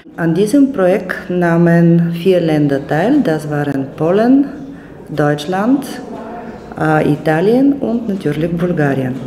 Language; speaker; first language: German; non-native, fluent; Bulgarian